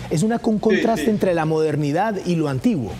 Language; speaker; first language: Spanish; native; Spanish